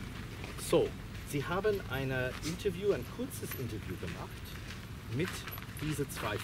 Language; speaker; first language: German; non-native, fluent; English